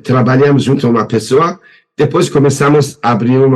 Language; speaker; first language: Portuguese; non-native, learner; Persian